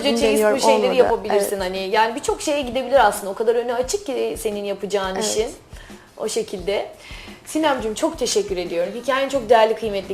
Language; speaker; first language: Turkish; native; Turkish